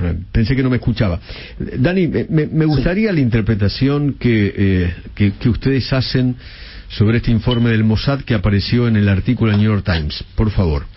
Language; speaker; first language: Spanish; native; Spanish